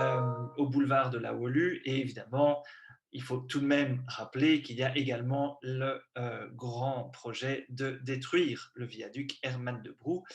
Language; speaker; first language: French; native; French